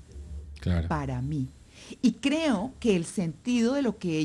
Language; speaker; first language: Spanish; native; Spanish